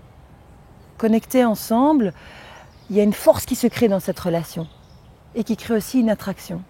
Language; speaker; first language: French; native; French